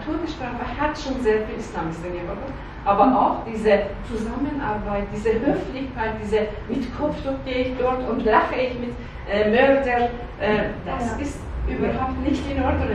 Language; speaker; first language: German; non-native, learner; Persian